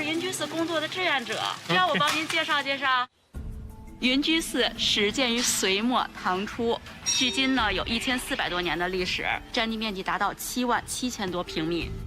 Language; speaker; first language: Chinese; native; Chinese